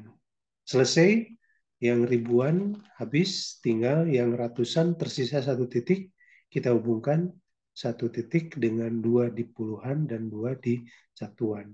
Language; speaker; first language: Indonesian; native; Indonesian